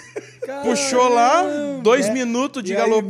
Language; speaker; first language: Portuguese; native; Portuguese